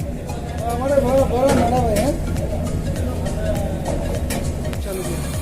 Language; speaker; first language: Hindi; non-native, learner; Bangla